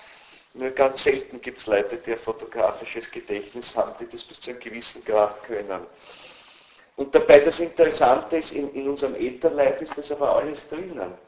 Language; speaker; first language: German; native; German